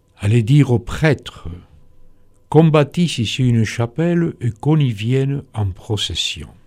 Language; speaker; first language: French; non-native, fluent; Spanish